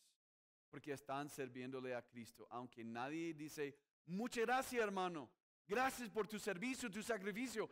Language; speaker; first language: Spanish; non-native, fluent; English